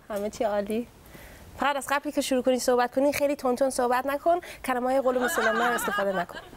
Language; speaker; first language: Persian; early bilingual, heritage; Persian